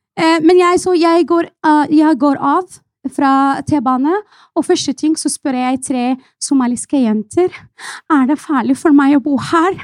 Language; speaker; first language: Norwegian; non-native, fluent; Arabic